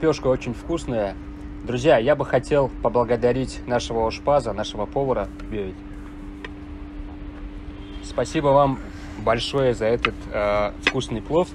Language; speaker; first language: Russian; non-native, local second language; Tajik